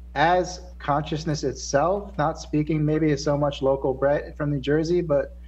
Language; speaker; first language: English; native; English